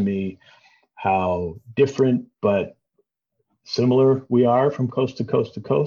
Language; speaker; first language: English; native; English